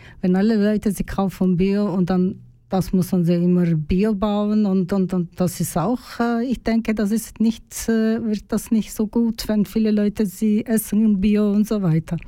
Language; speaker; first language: German; non-native, learner; Turkish